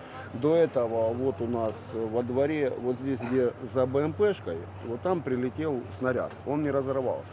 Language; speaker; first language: Russian; native; Russian